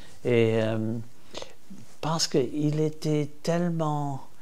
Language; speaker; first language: French; non-native, fluent; English